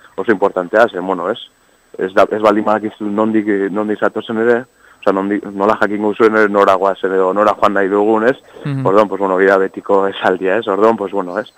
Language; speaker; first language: Basque; non-native, local second language; Spanish